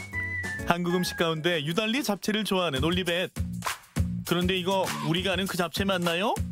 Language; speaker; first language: Korean; native; Korean